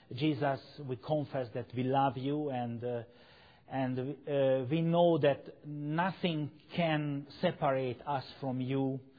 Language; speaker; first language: English; non-native, fluent; Hungarian